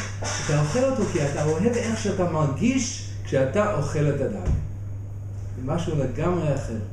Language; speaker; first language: Hebrew; non-native, fluent; English